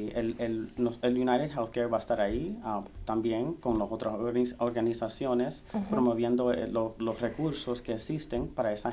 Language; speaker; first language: Spanish; early bilingual, heritage; Spanish